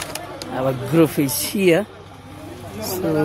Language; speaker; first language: English; non-native, learner; Nepali